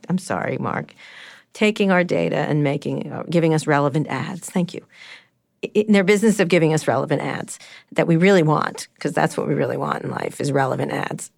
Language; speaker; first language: English; native; English